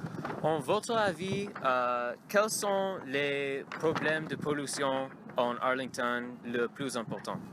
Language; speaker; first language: French; non-native, learner; English